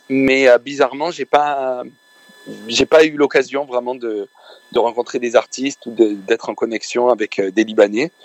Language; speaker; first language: French; native; French